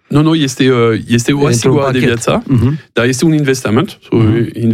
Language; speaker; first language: Romanian; non-native, learner; French